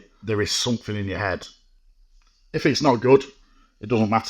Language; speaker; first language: English; native; English